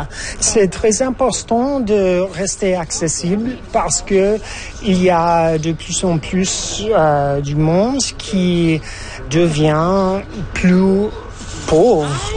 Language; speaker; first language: French; non-native, fluent; English